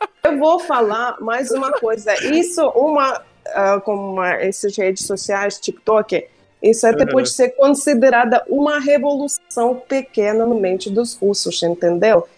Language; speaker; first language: Portuguese; non-native, fluent; Russian